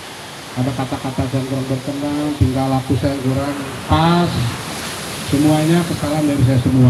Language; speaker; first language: Indonesian; native; Indonesian